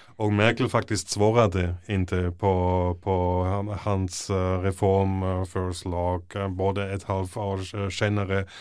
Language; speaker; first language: Norwegian; non-native, fluent; German